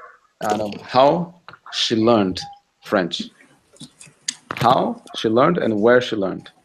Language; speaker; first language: English; non-native, fluent; Russian